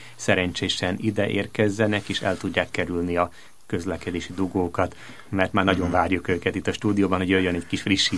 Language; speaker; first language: Hungarian; native; Hungarian